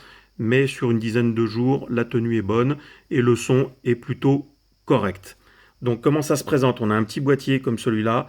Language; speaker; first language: French; native; French